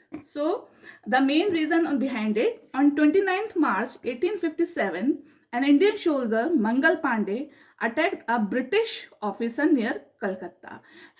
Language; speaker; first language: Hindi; native; Hindi